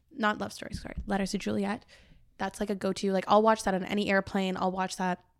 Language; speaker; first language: English; native; English